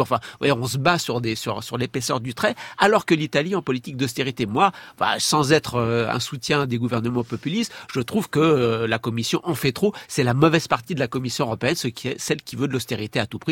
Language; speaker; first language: French; native; French